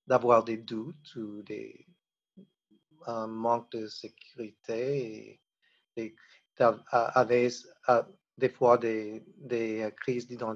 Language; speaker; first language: French; non-native, fluent; English